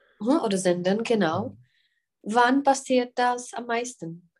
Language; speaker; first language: German; non-native, fluent; Czech